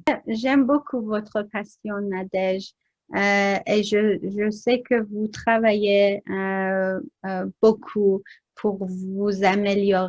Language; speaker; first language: French; non-native, learner; English